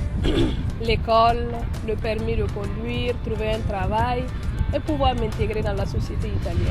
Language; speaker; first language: French; non-native, local second language; Mossi